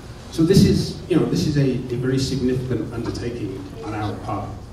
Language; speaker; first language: English; native; English